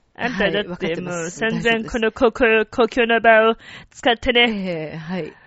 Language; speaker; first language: Japanese; non-native, fluent; Italian